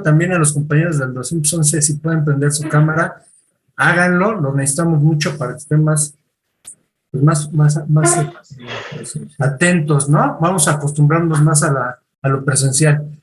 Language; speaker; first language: Spanish; native; Spanish